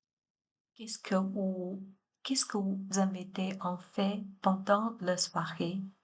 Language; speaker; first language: French; non-native, learner; Chinese